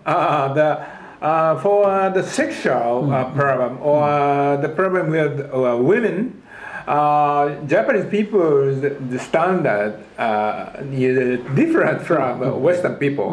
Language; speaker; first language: English; non-native, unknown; Japanese